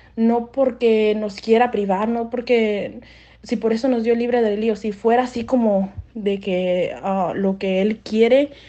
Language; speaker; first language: Spanish; native; Spanish